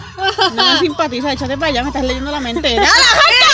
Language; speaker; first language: Spanish; native; Spanish